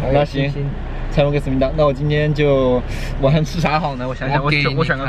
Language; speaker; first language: Chinese; native; Chinese